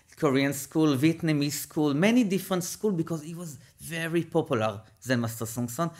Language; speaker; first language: English; non-native, fluent; Hebrew